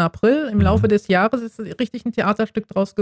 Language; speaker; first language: German; native; German